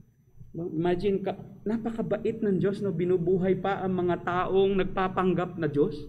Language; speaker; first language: Filipino; native; Filipino